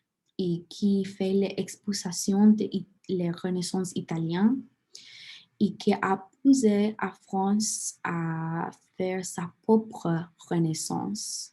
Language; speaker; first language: French; non-native, learner; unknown